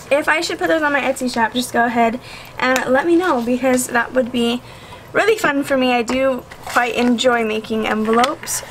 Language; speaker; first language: English; native; English